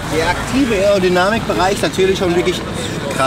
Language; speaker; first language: German; native; German